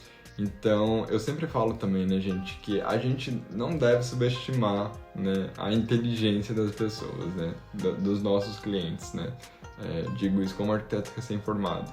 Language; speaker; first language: Portuguese; native; Portuguese